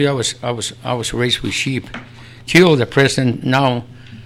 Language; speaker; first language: English; early bilingual, other home language; Spanish